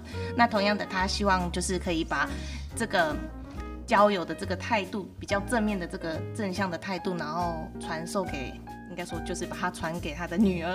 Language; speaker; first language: Chinese; native; Chinese